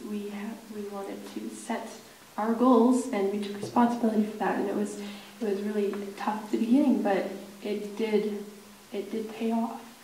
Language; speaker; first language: English; native; English